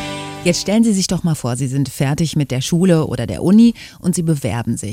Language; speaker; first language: German; native; German